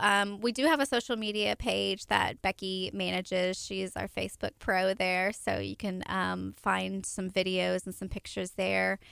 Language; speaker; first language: English; native; English